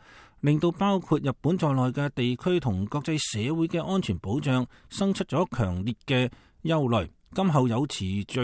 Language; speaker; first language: Chinese; native; Chinese